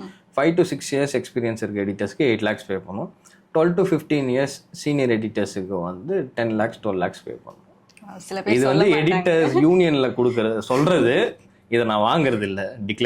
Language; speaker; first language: Tamil; native; Tamil